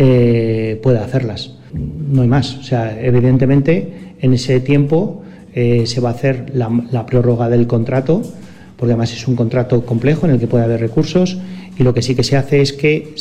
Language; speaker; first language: Spanish; native; Spanish